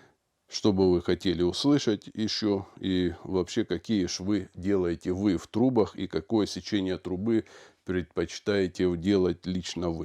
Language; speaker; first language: Russian; native; Russian